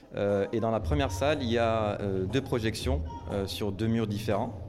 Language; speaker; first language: French; non-native, local second language; Arabic